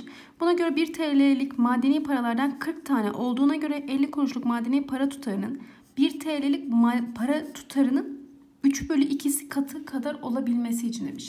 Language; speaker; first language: Turkish; native; Turkish